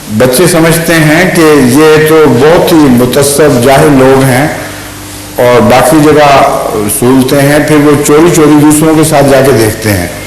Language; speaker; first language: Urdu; native; Urdu